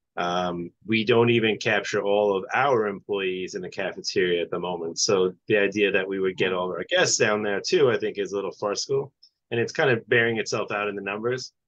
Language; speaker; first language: English; native; English